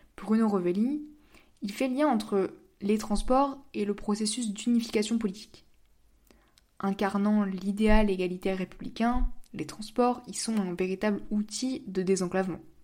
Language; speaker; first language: French; native; French